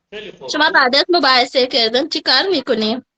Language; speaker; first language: Persian; non-native, learner; Urdu